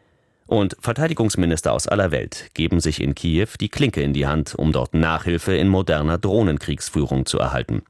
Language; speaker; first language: German; native; German